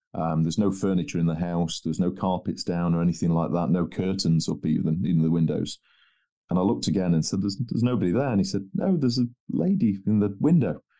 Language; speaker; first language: English; native; English